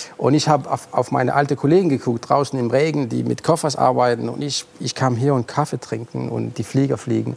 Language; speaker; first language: German; non-native, fluent; Arabic